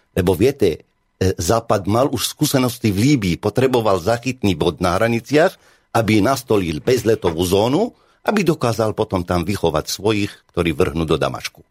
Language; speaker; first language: Slovak; non-native, fluent; Arabic